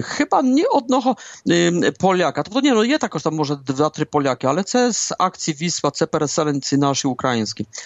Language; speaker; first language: Ukrainian; early bilingual, heritage; Ukrainian